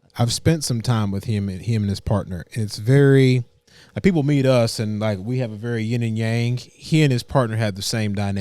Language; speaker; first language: English; native; English